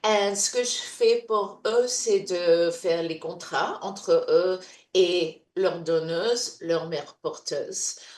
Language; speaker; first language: French; non-native, fluent; English